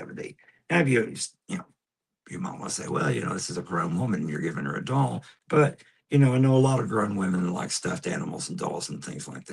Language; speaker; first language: English; native; English